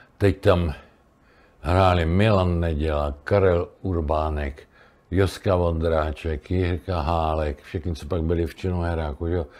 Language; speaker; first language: Czech; native; Czech